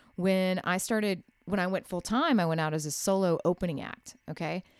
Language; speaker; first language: English; native; English